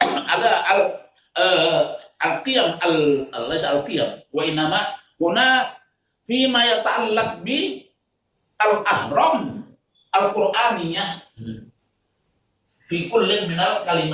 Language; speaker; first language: Arabic; non-native, fluent; Indonesian